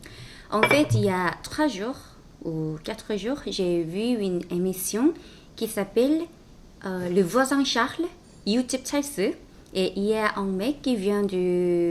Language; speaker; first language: French; non-native, fluent; Korean